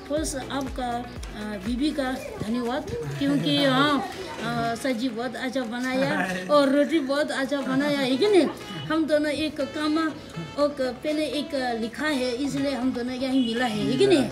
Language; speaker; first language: Hindi; non-native, local second language; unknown